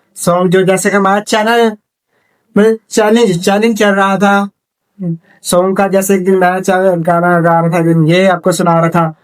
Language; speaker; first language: Urdu; non-native, local second language; Punjabi